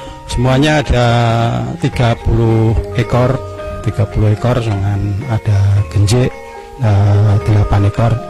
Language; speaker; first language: Indonesian; non-native, local second language; Javanese